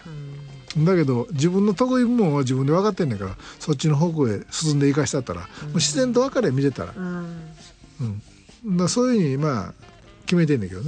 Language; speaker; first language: Japanese; native; Japanese